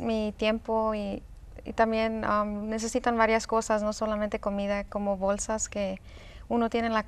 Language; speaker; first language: Spanish; early bilingual, heritage; Spanish